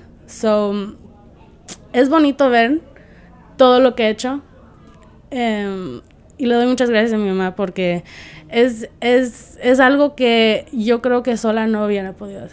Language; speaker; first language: Spanish; early bilingual, heritage; Spanish